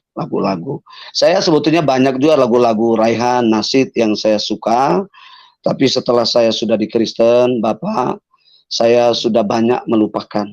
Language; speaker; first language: Indonesian; native; Indonesian